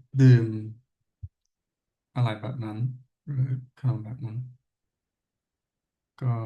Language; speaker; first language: Thai; non-native, learner; English